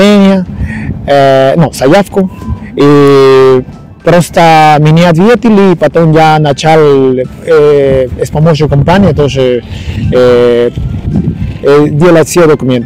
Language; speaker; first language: Russian; non-native, learner; Spanish